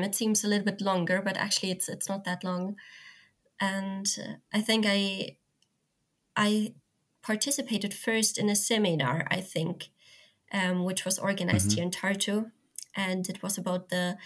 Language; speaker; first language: English; non-native, fluent; German